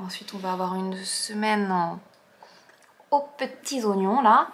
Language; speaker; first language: French; native; French